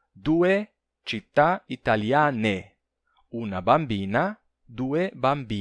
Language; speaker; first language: Italian; non-native, fluent; Portuguese